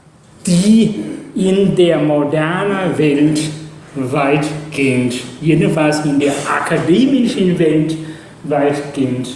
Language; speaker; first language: German; non-native, fluent; Chinese